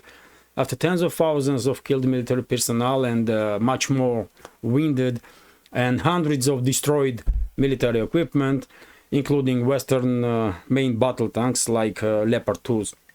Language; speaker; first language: English; non-native, fluent; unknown